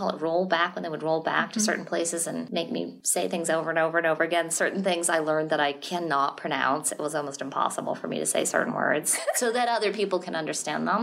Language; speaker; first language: English; native; English